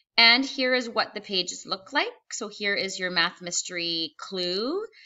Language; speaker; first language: English; native; English